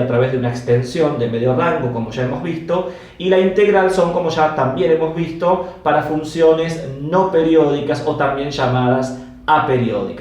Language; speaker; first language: Spanish; native; Spanish